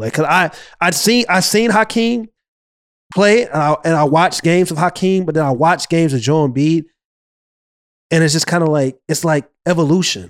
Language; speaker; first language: English; native; English